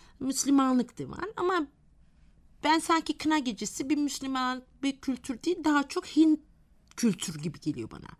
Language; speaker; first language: Turkish; non-native, fluent; Malay